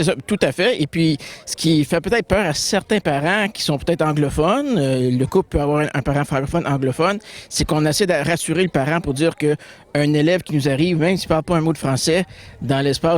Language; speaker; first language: French; native; French